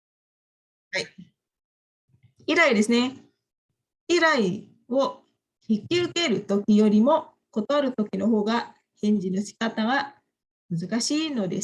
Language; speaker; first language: Japanese; non-native, fluent; Indonesian